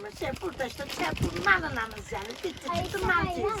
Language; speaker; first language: Turkish; native; Turkish